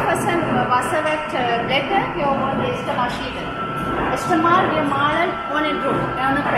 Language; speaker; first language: German; non-native, learner; Sinhala